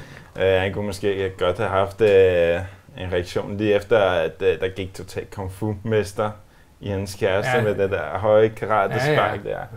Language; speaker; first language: Danish; native; Danish